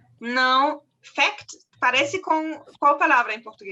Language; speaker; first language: Portuguese; non-native, fluent; German